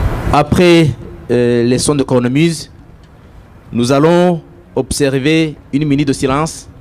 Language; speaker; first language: French; non-native, local second language; Kinyarwanda